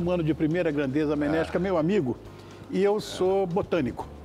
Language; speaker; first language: Portuguese; native; Portuguese